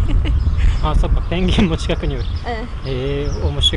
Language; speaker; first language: Japanese; native; Japanese